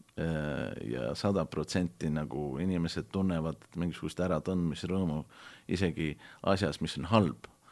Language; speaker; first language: Estonian; early bilingual, heritage; Estonian